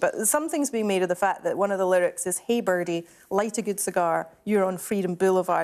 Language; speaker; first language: English; native; English